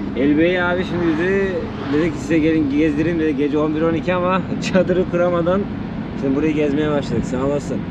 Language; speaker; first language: Turkish; native; Turkish